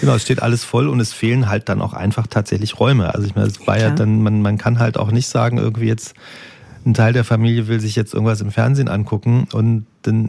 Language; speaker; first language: German; native; German